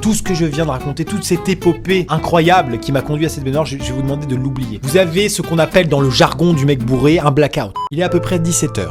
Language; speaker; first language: French; native; French